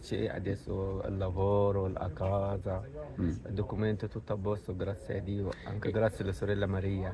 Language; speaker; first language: Italian; non-native, learner; Arabic